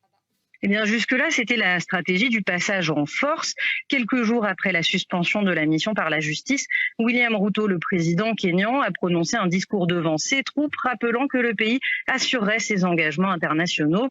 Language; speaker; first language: French; native; French